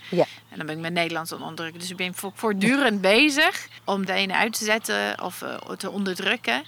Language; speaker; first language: Dutch; non-native, fluent; English